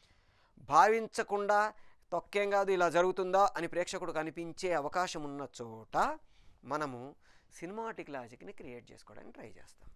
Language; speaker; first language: Telugu; native; Telugu